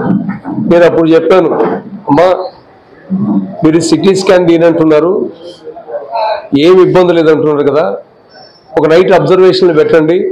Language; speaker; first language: Telugu; native; Telugu